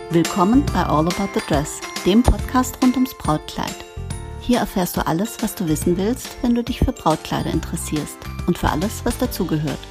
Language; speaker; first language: German; native; German